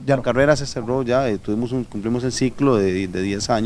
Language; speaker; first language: Spanish; native; Spanish